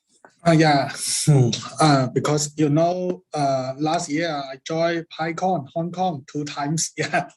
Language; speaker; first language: English; non-native, learner; Cantonese